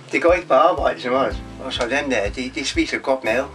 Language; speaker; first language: Danish; non-native, learner; Polish